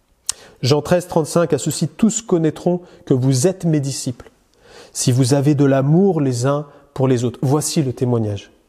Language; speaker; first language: French; native; French